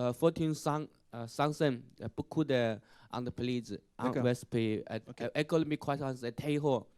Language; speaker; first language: French; non-native, learner; Chinese